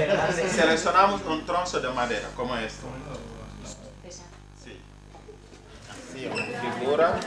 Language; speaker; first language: Spanish; non-native, fluent; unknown